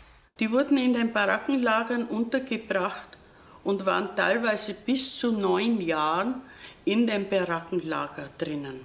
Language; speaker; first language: German; native; German